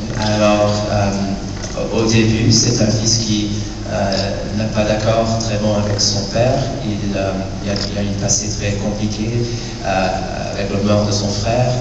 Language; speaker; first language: French; non-native, fluent; English